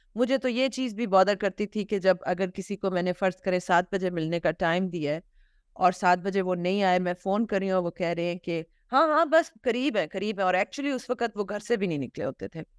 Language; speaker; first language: Urdu; early bilingual, heritage; Urdu